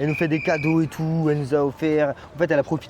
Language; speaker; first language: French; native; French